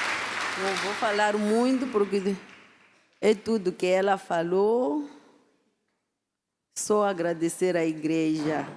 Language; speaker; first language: Portuguese; non-native, local second language; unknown